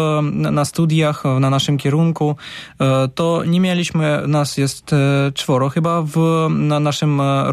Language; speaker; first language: Polish; non-native, fluent; Ukrainian